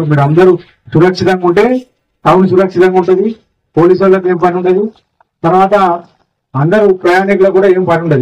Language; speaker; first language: Telugu; native; Telugu